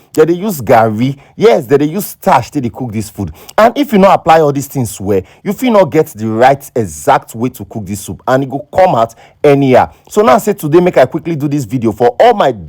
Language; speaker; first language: Nigerian Pidgin; non-native, local second language; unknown